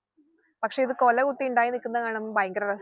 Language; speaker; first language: Malayalam; native; Malayalam